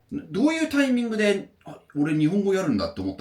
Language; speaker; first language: Japanese; non-native, fluent; English